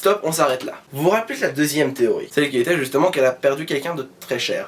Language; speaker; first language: French; native; French